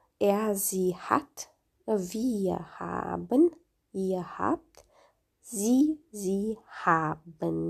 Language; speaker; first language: German; non-native, fluent; Romanian